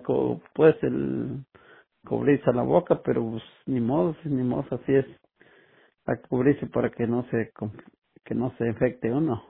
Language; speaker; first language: Spanish; native; Spanish